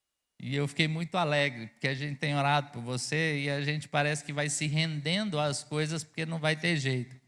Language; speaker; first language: Portuguese; native; Portuguese